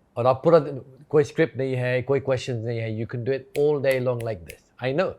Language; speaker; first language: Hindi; non-native, fluent; English